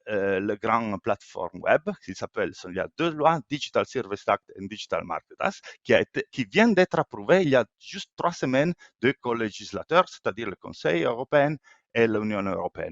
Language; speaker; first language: French; non-native, fluent; Italian